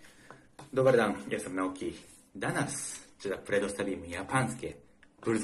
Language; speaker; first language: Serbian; non-native, learner; Japanese